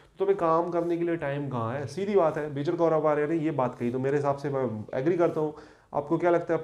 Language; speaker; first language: Hindi; native; Hindi